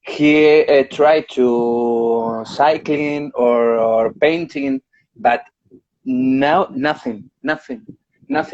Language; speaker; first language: English; non-native, learner; Spanish